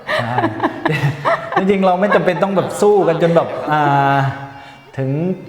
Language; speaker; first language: Thai; native; Thai